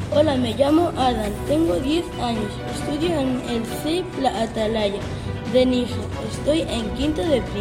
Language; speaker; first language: Spanish; early bilingual, other home language; Arabic